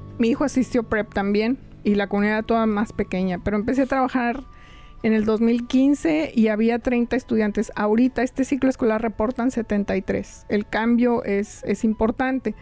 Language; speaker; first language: Spanish; native; Spanish